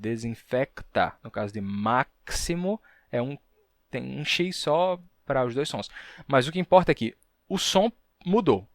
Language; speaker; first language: Portuguese; native; Portuguese